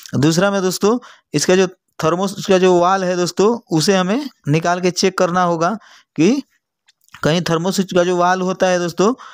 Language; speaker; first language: Hindi; native; Hindi